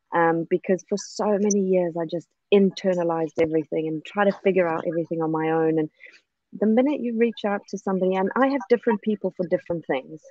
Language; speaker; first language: English; native; English